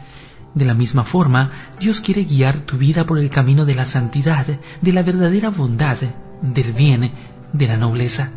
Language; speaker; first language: Spanish; native; Spanish